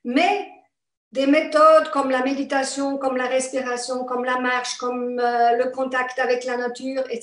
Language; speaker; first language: French; non-native, fluent; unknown